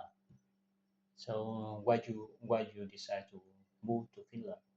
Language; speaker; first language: English; non-native, learner; Vietnamese